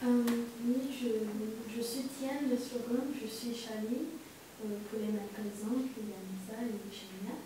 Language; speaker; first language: French; non-native, fluent; English